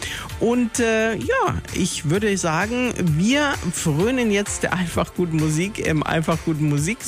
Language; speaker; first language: German; native; German